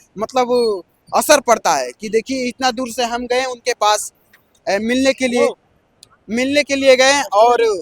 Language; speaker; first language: Hindi; native; Hindi